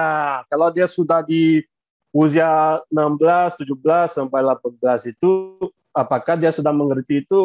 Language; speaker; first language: Indonesian; non-native, fluent; Portuguese